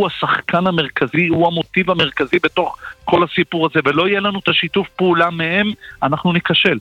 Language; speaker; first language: Hebrew; native; Hebrew